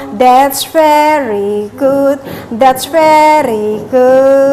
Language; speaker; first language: English; non-native, learner; Indonesian